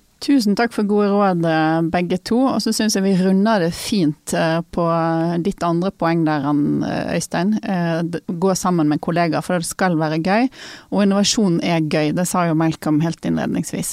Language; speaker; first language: Norwegian; native; Norwegian